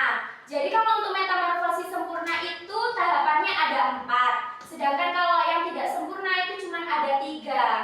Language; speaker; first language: Indonesian; native; Indonesian